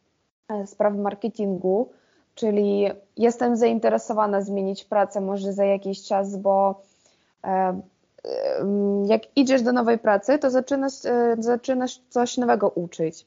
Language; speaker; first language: Polish; non-native, fluent; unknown